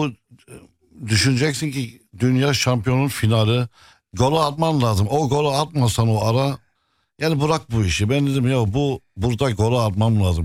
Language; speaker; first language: Turkish; non-native, fluent; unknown